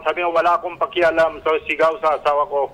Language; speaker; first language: Filipino; non-native, learner; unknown